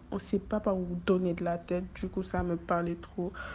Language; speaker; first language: French; non-native, local second language; Wolof